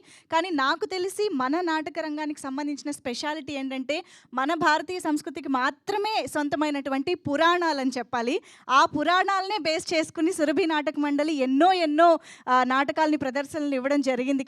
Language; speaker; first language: Telugu; native; Telugu